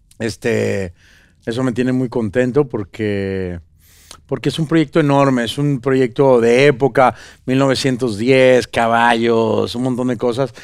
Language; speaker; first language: Spanish; native; Spanish